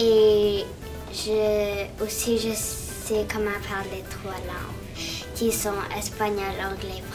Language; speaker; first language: French; early bilingual, other home language; Spanish